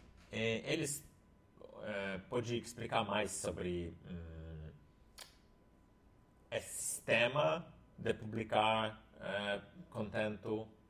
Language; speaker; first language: Portuguese; non-native, learner; Russian